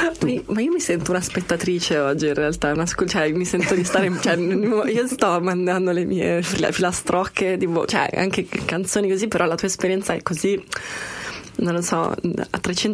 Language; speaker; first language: Italian; native; Italian